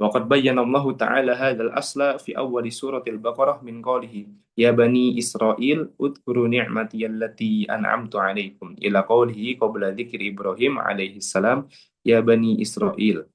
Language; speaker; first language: Arabic; non-native, fluent; Indonesian